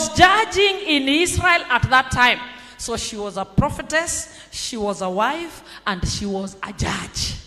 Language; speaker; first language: English; non-native, local second language; Swahili